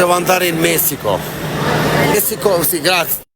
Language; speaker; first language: Italian; non-native, fluent; Albanian